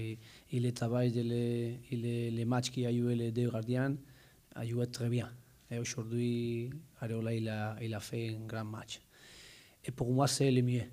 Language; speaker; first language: French; non-native, learner; Spanish